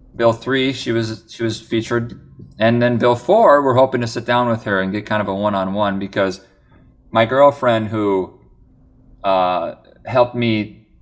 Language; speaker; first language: English; native; English